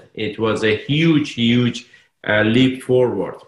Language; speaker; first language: English; non-native, fluent; Persian